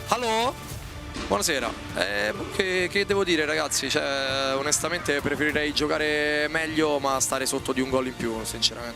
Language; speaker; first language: Italian; native; Italian